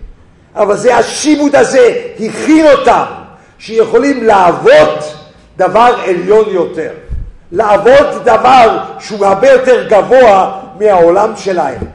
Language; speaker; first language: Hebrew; non-native, fluent; English